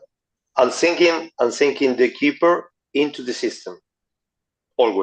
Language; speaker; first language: English; non-native, learner; Spanish